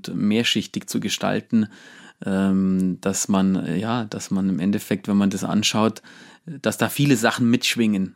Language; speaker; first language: German; native; German